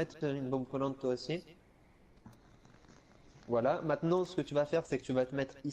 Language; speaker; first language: French; native; French